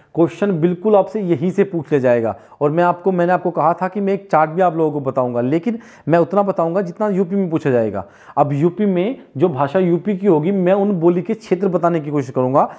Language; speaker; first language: Hindi; native; Hindi